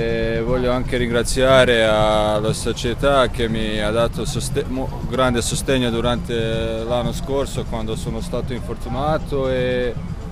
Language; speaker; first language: Italian; non-native, fluent; Croatian